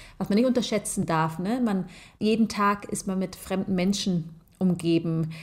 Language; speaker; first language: German; native; German